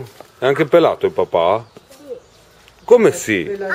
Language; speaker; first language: Italian; native; Italian